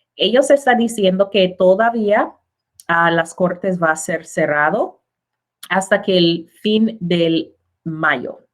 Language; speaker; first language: Spanish; non-native, learner; English